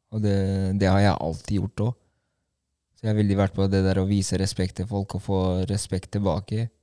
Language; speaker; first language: Norwegian; early bilingual, other home language; Albanian